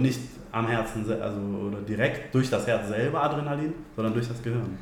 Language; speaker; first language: German; native; German